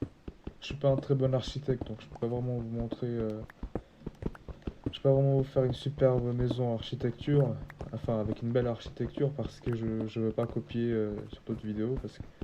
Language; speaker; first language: French; native; French